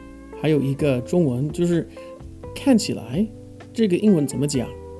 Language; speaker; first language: Chinese; non-native, fluent; English